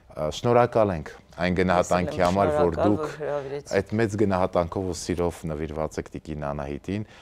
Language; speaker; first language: Armenian; native; Armenian